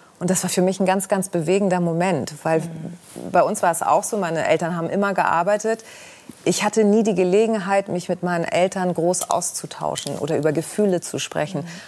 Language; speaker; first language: German; early bilingual, other home language; Greek